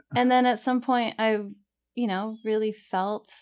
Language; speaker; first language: English; native; English